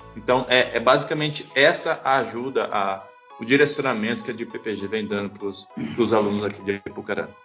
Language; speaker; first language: Portuguese; native; Portuguese